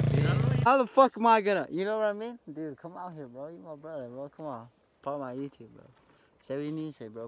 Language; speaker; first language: English; native; English